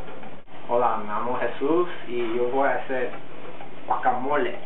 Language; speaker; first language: Spanish; non-native, learner; English